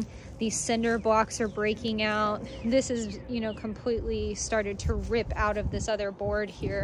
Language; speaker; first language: English; native; English